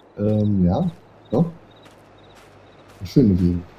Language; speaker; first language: German; native; German